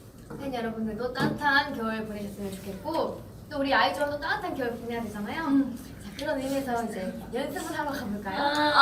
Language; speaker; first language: Korean; non-native, fluent; Japanese